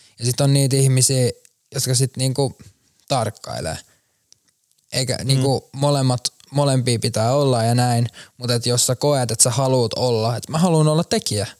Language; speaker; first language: Finnish; native; Finnish